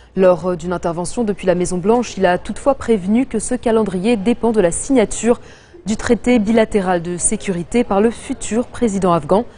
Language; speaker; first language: French; non-native, local second language; Arabic